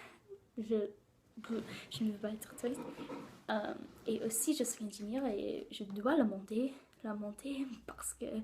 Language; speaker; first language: French; non-native, learner; English